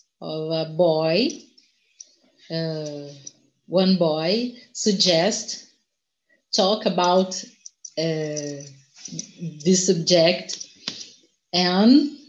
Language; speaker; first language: English; non-native, learner; Portuguese